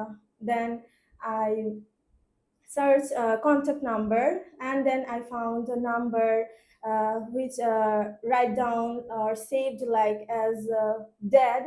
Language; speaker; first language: English; non-native, learner; Bangla